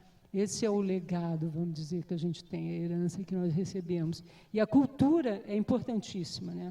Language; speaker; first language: Portuguese; native; Portuguese